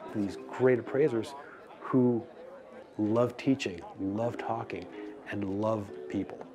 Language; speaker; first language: English; native; English